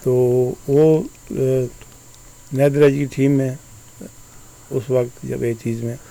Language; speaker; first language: Hindi; early bilingual, other home language; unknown